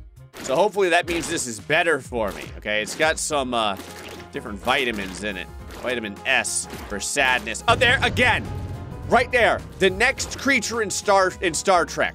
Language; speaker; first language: English; native; English